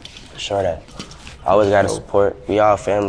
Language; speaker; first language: English; native; English